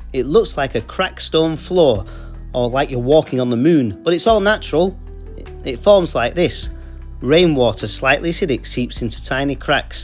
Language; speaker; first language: English; native; English